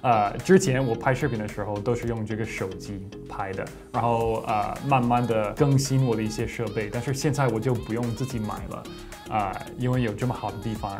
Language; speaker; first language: Chinese; non-native, fluent; English